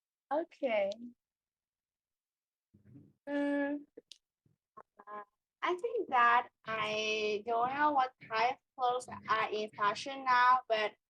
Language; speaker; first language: English; non-native, learner; Vietnamese